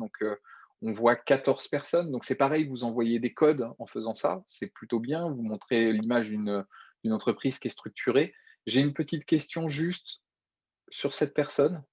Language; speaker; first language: French; native; French